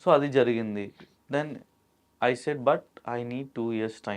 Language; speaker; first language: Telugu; non-native, local second language; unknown